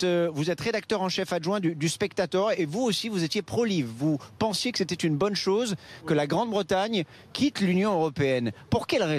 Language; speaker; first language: French; native; French